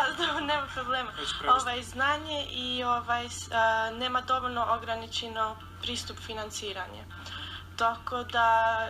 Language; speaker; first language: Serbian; early bilingual, heritage; Serbian